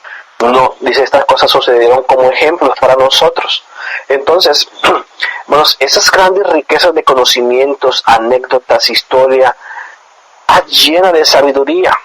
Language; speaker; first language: Spanish; native; Spanish